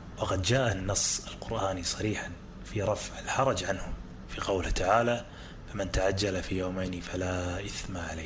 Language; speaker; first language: Arabic; native; Arabic